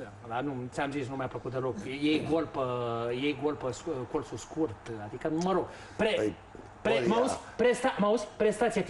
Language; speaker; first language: Romanian; native; Romanian